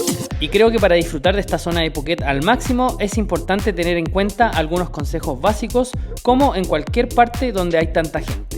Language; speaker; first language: Spanish; native; Spanish